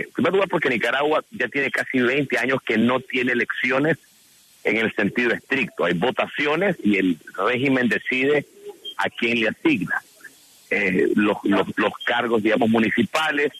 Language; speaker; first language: Spanish; native; Spanish